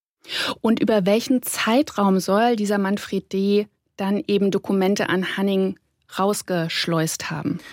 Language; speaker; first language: German; native; German